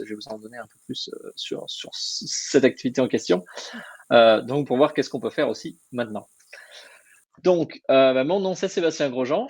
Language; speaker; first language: French; native; French